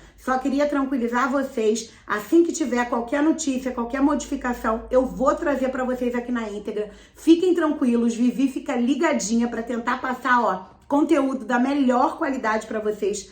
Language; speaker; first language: Portuguese; native; Portuguese